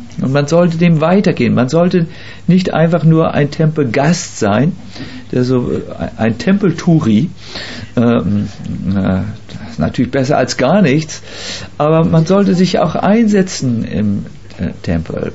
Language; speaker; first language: German; native; German